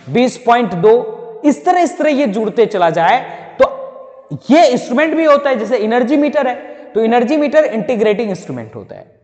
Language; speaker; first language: Hindi; native; Hindi